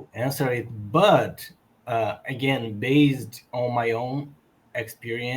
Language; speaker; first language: English; non-native, learner; Portuguese